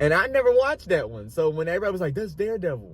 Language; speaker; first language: English; native; English